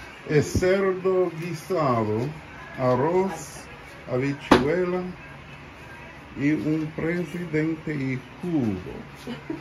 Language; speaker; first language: Spanish; non-native, learner; English